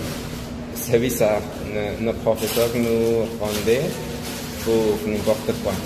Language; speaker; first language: French; non-native, learner; Spanish